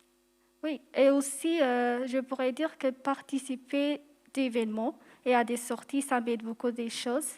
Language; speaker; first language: French; non-native, fluent; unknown